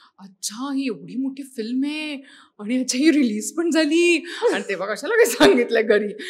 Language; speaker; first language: Marathi; native; Marathi